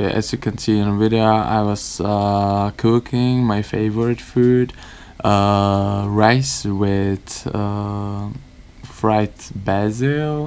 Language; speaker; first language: English; non-native, learner; Czech